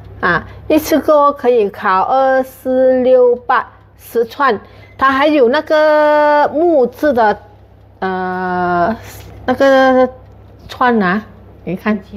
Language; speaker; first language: Chinese; native; Chinese